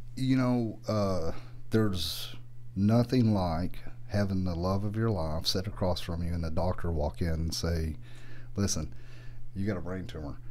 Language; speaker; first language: English; native; English